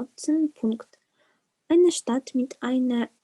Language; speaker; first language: German; non-native, learner; Ukrainian